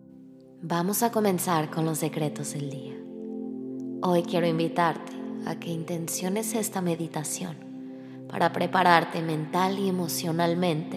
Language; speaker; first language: Spanish; native; Spanish